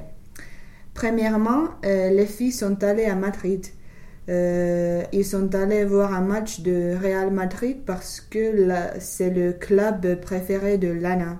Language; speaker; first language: French; non-native, learner; English